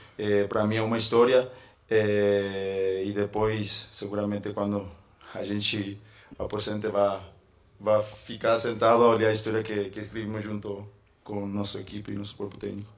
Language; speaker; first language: Portuguese; non-native, fluent; Spanish